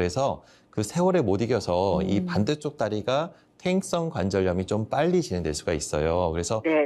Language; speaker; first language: Korean; native; Korean